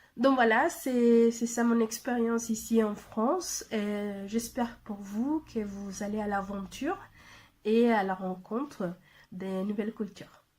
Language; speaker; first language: French; non-native, fluent; Spanish